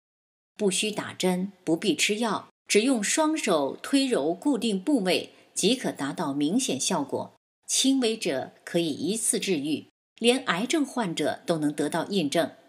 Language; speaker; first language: Chinese; native; Chinese